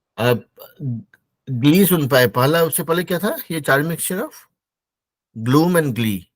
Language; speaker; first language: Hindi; native; Hindi